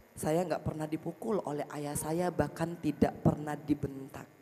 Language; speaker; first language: Indonesian; native; Indonesian